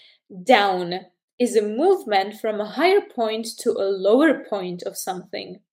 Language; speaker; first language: English; non-native, fluent; Czech